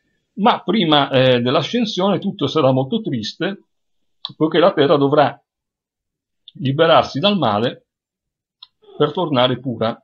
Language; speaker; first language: Italian; native; Italian